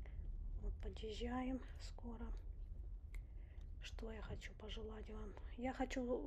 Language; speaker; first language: Russian; non-native, local second language; Romanian